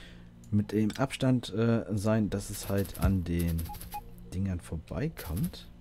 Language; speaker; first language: German; native; German